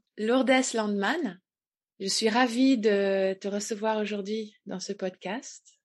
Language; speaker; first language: French; native; French